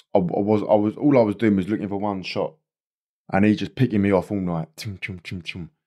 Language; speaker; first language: English; native; English